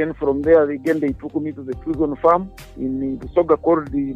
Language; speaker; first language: English; non-native, local second language; Nyankole